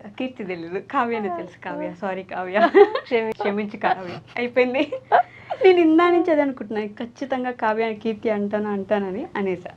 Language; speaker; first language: Telugu; native; Telugu